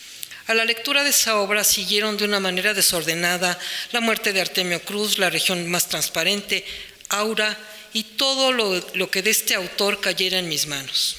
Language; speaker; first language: Spanish; native; Spanish